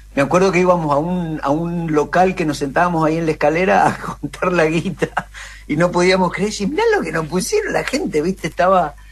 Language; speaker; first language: Spanish; native; Spanish